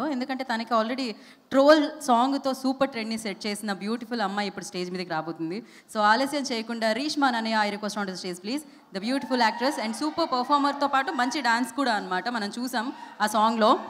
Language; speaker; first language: Telugu; native; Telugu